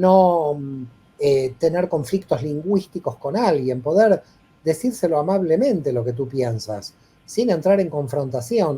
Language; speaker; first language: Spanish; native; Spanish